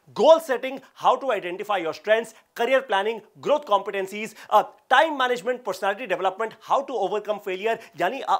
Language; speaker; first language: Hindi; native; Hindi